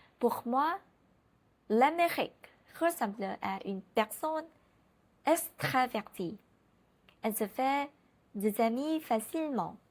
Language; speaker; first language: French; non-native, learner; Vietnamese